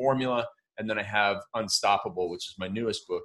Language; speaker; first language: English; native; English